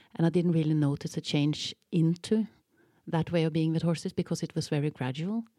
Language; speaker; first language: English; non-native, fluent; Norwegian